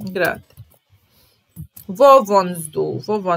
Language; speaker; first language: German; non-native, fluent; Serbian